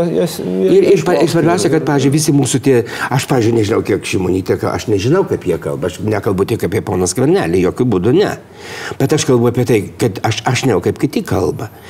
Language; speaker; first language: Lithuanian; native; Lithuanian